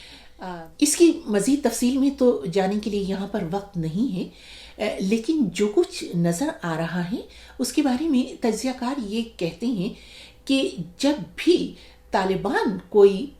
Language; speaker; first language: Urdu; native; Urdu